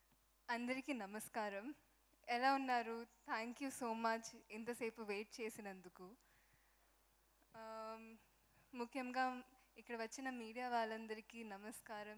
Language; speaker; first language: Telugu; non-native, fluent; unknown